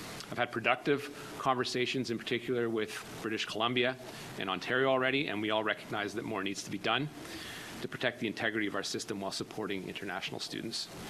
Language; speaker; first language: English; native; English